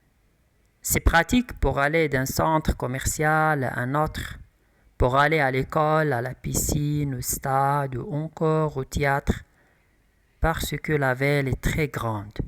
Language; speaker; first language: French; non-native, local second language; Arabic